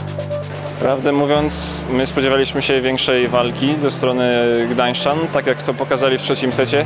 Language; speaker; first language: Polish; native; Polish